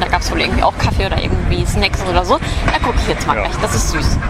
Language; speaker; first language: German; native; German